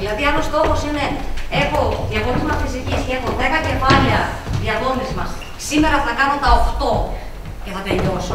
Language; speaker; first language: Greek; native; Greek